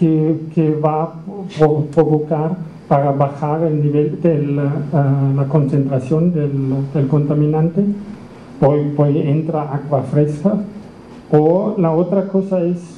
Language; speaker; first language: Spanish; non-native, learner; German